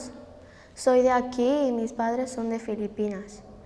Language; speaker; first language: Spanish; early bilingual, other home language; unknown